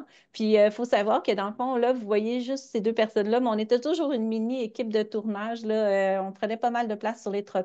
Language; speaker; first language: French; native; French